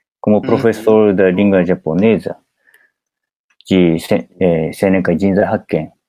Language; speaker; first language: Portuguese; non-native, learner; Japanese